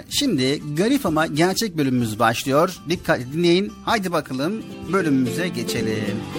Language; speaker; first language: Turkish; native; Turkish